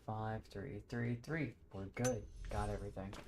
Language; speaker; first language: English; native; English